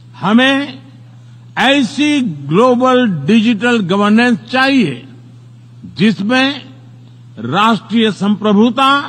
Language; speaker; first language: Hindi; non-native, local second language; Gujarati